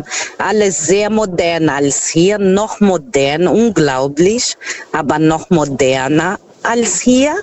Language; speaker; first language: German; non-native, fluent; Portuguese